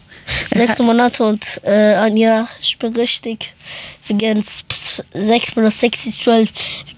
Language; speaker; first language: German; early bilingual, other home language; Persian